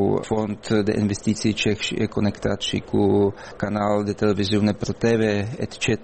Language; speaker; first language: Romanian; non-native, learner; Czech